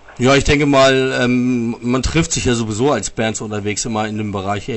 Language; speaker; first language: German; native; German